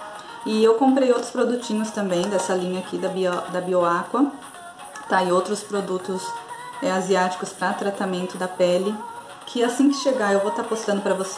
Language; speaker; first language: Portuguese; native; Portuguese